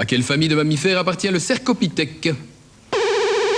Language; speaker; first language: French; native; French